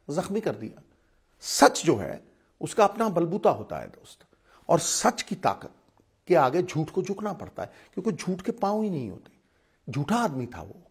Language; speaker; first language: Hindi; non-native, local second language; Punjabi